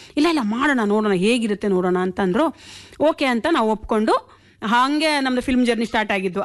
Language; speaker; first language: Kannada; non-native, local second language; Konkani